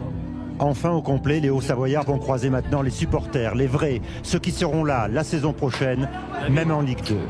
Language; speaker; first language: French; native; French